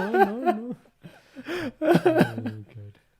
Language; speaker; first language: English; early bilingual, other home language; Punjabi